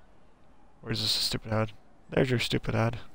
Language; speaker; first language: English; native; English